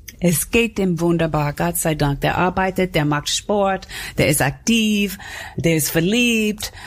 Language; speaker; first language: German; non-native, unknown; English